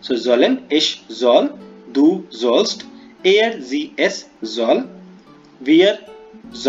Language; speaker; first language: German; non-native, fluent; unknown